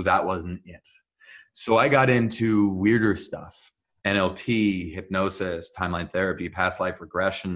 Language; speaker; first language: English; early bilingual, other home language; Hebrew